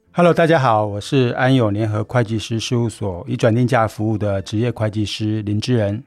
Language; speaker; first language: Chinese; native; Chinese